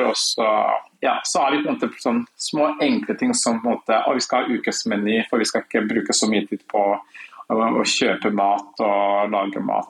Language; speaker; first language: Norwegian; non-native, fluent; Kinyarwanda